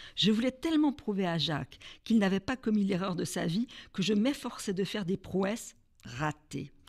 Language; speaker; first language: French; native; French